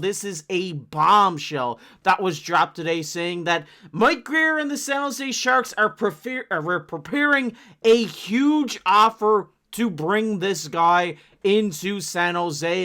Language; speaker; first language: English; native; English